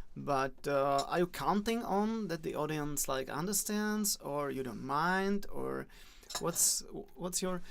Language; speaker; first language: English; non-native, fluent; Czech